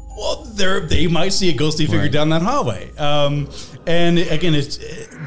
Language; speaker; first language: English; native; English